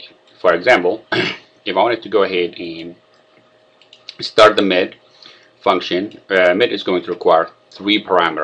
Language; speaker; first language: English; non-native, fluent; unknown